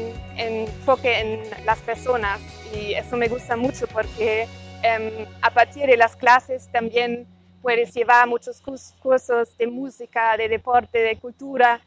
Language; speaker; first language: Spanish; non-native, fluent; German